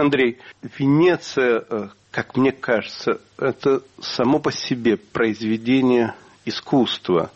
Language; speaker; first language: Russian; native; Russian